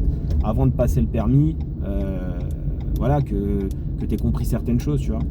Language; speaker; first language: French; native; French